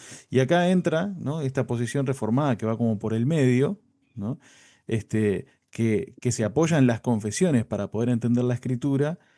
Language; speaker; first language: Spanish; native; Spanish